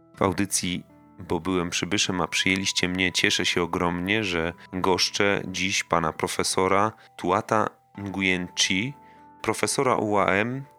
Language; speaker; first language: Polish; native; Polish